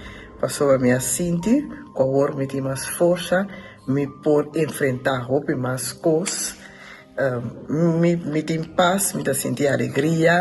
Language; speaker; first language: Spanish; non-native, learner; Papiamento